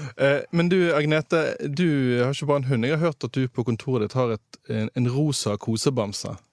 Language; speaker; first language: Norwegian; native; Norwegian